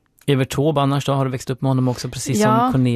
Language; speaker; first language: Swedish; native; Swedish